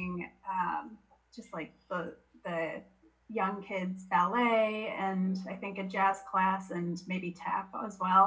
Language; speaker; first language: English; native; English